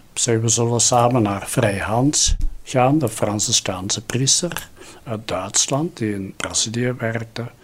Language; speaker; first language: Dutch; native; Dutch